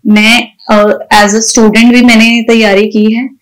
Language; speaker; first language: Hindi; native; Hindi